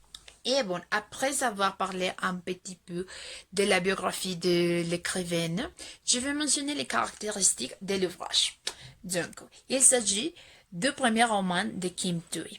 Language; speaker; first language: French; non-native, fluent; Spanish